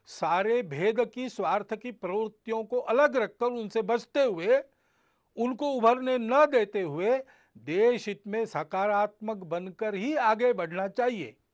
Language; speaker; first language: Hindi; non-native, local second language; Marathi